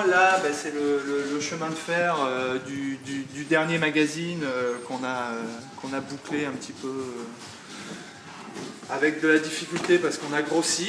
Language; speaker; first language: French; native; French